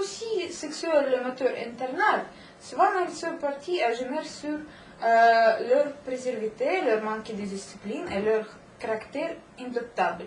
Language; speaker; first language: French; non-native, learner; Russian